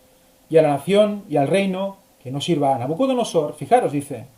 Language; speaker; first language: Spanish; native; Spanish